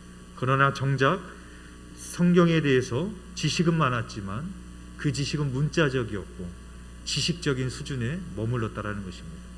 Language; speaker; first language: Korean; native; Korean